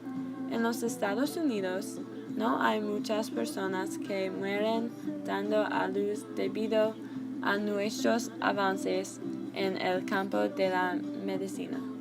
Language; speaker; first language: Spanish; non-native, learner; English